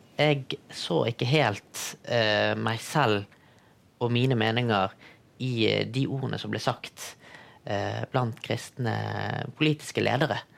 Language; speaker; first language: Norwegian; early bilingual, other home language; Tamil